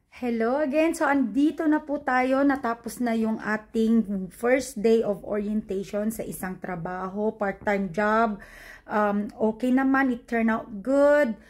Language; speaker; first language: Filipino; non-native, local second language; Iloko